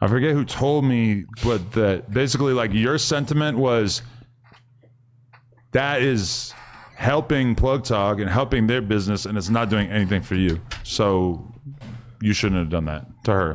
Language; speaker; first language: English; native; English